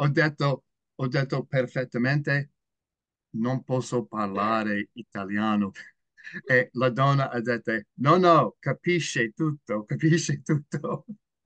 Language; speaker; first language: Italian; non-native, learner; English